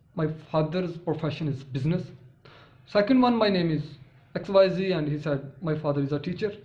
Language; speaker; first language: English; non-native, local second language; Urdu